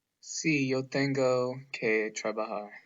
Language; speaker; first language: Spanish; non-native, learner; English